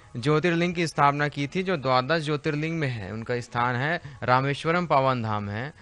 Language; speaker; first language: Hindi; native; Hindi